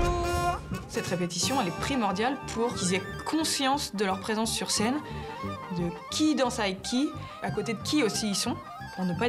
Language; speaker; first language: French; native; French